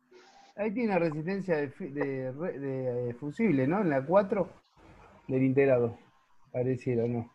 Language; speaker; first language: Spanish; native; Spanish